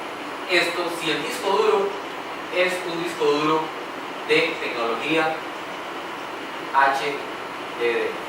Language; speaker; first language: Spanish; native; Spanish